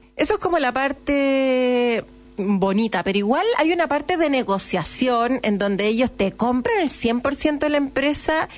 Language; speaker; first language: Spanish; native; Spanish